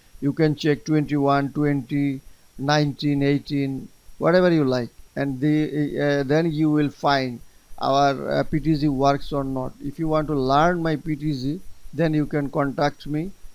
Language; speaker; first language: English; non-native, local second language; Bangla